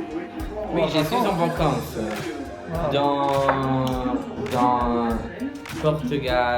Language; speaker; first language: French; non-native, learner; Portuguese